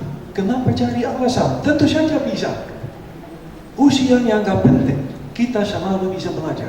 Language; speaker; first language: Indonesian; non-native, fluent; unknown